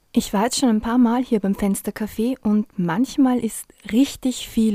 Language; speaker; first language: German; native; German